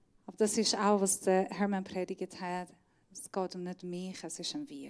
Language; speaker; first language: German; non-native, fluent; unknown